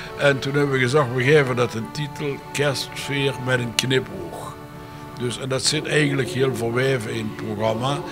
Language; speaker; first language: Dutch; native; Dutch